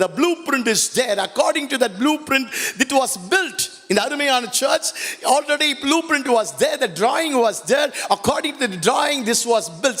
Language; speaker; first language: English; non-native, local second language; Tamil